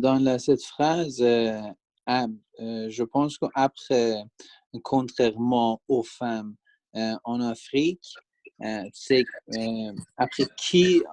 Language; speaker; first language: French; non-native, learner; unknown